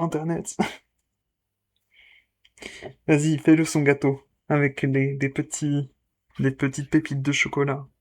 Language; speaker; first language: French; native; French